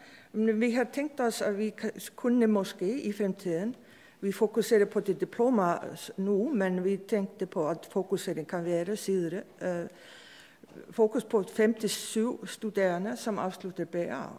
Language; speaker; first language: Danish; non-native, fluent; Icelandic